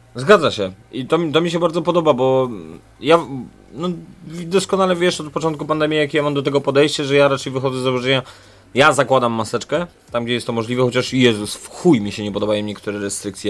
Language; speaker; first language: Polish; native; Polish